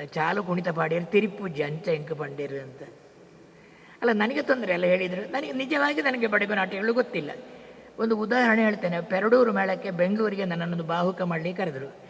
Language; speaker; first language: Kannada; non-native, local second language; Tulu